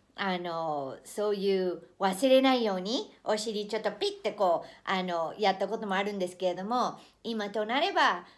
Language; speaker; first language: Japanese; non-native, fluent; English